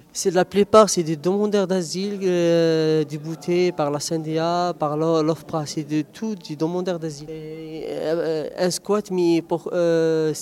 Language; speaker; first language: French; non-native, local second language; Arabic